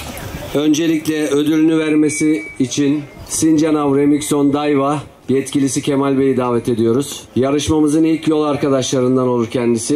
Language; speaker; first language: Turkish; native; Turkish